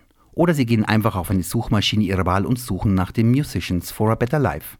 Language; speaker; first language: German; native; German